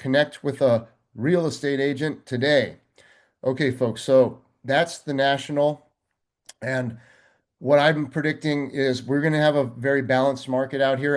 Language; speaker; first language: English; native; English